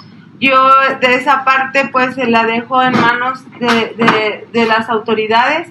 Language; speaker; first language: Spanish; native; Spanish